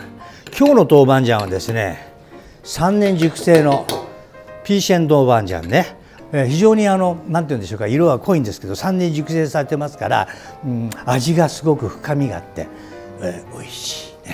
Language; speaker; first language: Japanese; native; Japanese